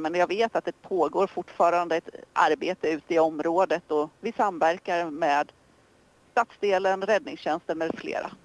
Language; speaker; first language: Swedish; native; Swedish